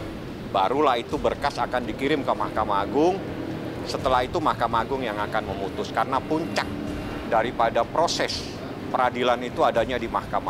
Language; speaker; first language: Indonesian; native; Indonesian